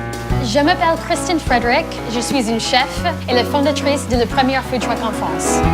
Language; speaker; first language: French; non-native, fluent; English